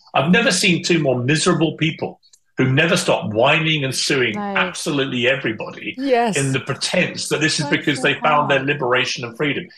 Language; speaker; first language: English; native; English